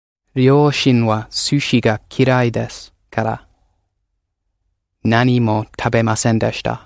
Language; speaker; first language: Japanese; non-native, learner; English